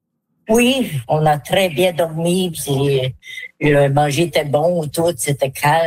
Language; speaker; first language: French; native; French